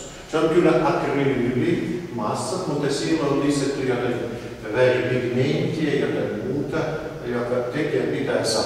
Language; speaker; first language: Finnish; non-native, learner; Russian